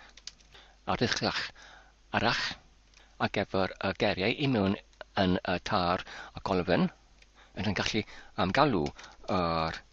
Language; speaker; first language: Welsh; non-native, learner; English